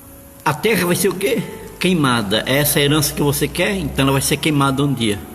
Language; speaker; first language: Portuguese; native; Portuguese